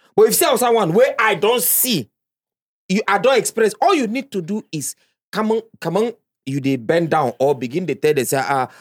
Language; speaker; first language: English; non-native, local second language; Igbo